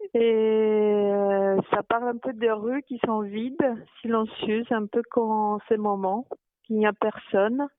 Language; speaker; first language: French; non-native, fluent; Polish